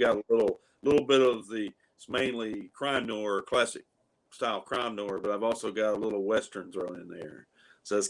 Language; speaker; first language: English; native; English